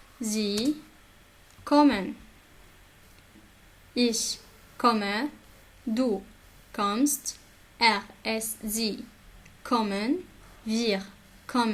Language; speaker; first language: German; non-native, fluent; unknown